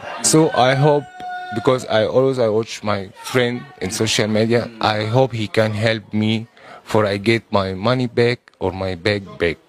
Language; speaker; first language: English; non-native, learner; Arabic